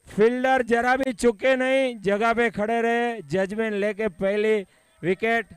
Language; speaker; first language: Hindi; non-native, local second language; Gujarati